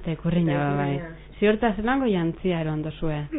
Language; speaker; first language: Basque; native; Basque